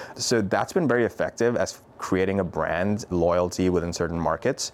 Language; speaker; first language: English; non-native, local second language; Urdu